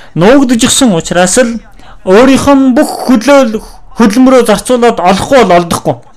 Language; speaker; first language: Mongolian; non-native, fluent; Korean